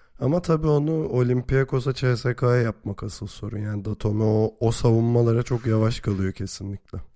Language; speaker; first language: Turkish; native; Turkish